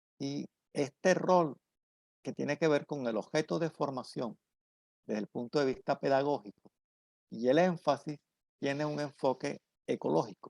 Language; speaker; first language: Spanish; native; Spanish